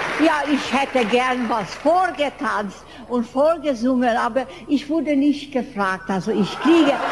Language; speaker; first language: German; non-native, fluent; Hungarian